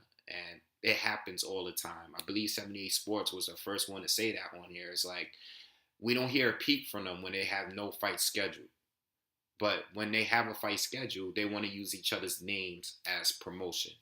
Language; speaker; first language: English; native; English